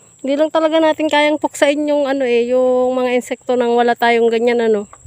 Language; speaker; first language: Filipino; native; Filipino